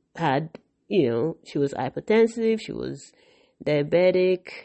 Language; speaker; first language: English; non-native, local second language; Yoruba